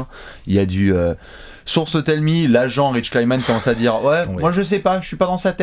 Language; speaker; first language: French; native; French